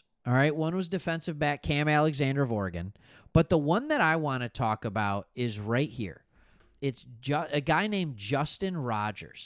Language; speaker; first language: English; native; English